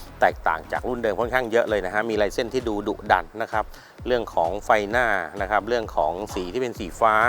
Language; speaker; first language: Thai; native; Thai